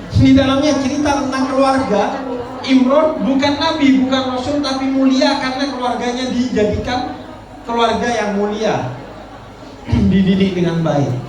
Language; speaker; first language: Indonesian; non-native, local second language; Madurese